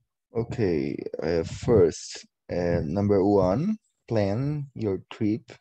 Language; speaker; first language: English; non-native, learner; Portuguese